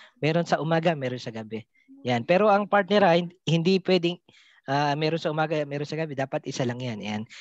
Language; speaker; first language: Filipino; non-native, local second language; Cebuano